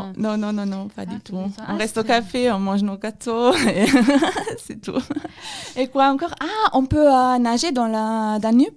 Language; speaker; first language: French; non-native, fluent; German